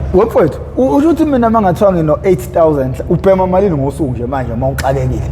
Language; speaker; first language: Zulu; native; Zulu